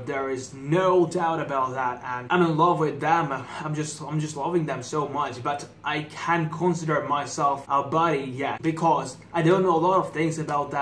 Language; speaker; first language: English; non-native, fluent; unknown